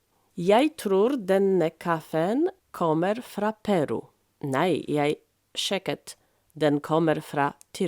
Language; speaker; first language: Norwegian; non-native, fluent; French